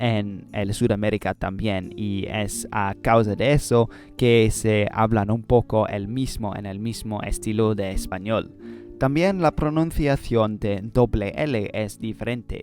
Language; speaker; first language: Spanish; non-native, learner; English